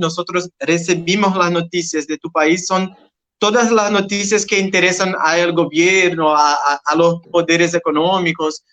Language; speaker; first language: Spanish; non-native, learner; Portuguese